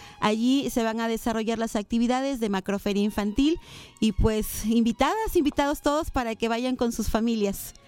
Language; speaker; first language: Spanish; native; Spanish